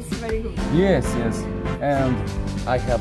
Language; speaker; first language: English; non-native, learner; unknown